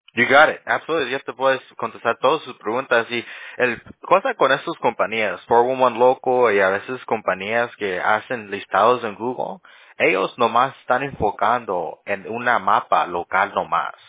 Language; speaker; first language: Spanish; early bilingual, heritage; Spanish